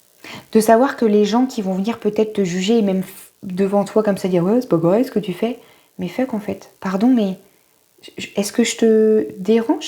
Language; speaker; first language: French; native; French